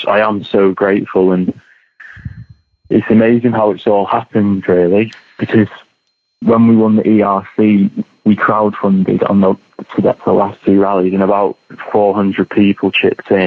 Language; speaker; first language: English; native; English